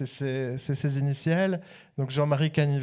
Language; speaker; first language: French; native; French